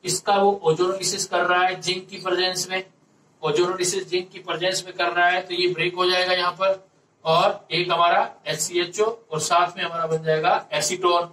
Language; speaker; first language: Hindi; native; Hindi